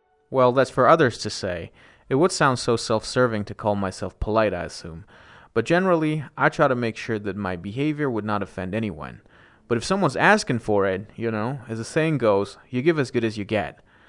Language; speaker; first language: English; non-native, fluent; Persian